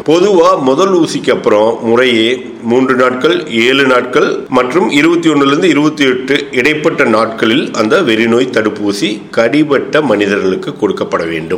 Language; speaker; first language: Tamil; native; Tamil